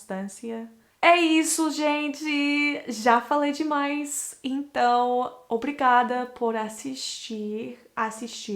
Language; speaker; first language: Portuguese; non-native, fluent; English